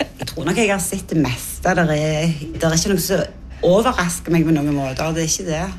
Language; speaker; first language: Norwegian; native; Norwegian